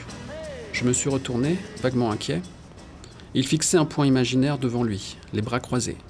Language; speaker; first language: French; native; French